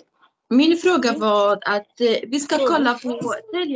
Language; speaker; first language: Swedish; non-native, learner; Arabic